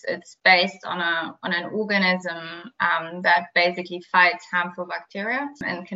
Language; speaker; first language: English; non-native, fluent; German